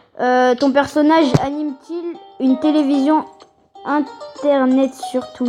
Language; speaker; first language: French; native; French